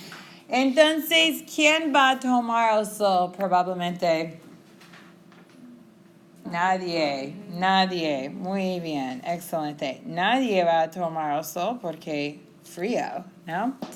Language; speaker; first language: Spanish; non-native, fluent; English